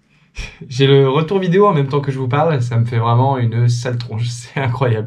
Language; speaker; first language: French; native; French